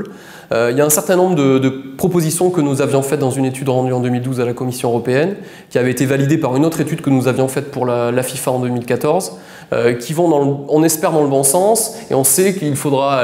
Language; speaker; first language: French; native; French